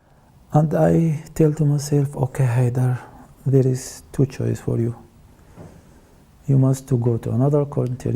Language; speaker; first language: English; non-native, learner; Arabic